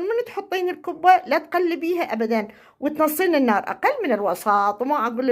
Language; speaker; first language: Arabic; native; Arabic